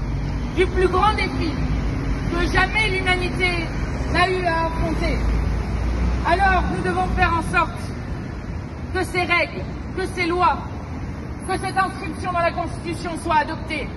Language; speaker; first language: French; native; French